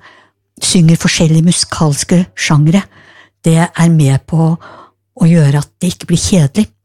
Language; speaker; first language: Norwegian; native; Norwegian